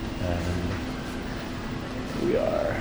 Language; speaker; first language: English; native; English